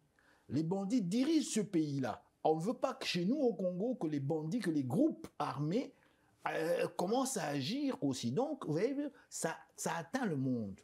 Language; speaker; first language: French; non-native, local second language; Lingala